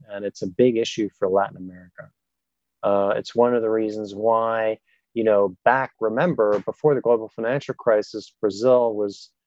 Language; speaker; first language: English; non-native, fluent; German